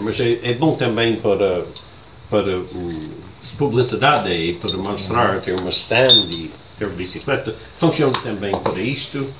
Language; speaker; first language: Portuguese; non-native, learner; English